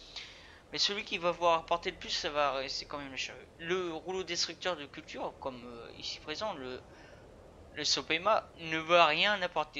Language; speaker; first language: French; native; French